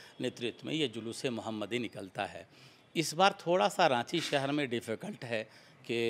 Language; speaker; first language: Hindi; native; Hindi